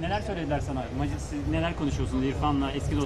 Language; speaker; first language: Turkish; native; Turkish